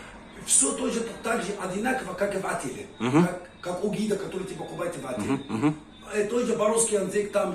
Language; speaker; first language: Russian; non-native, learner; Arabic